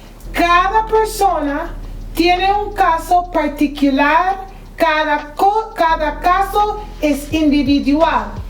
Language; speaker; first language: Spanish; non-native, fluent; English